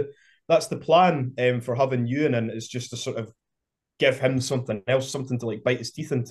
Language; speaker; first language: English; native; English